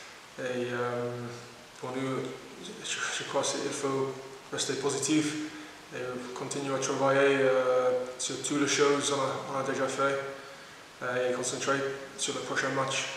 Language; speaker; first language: French; non-native, learner; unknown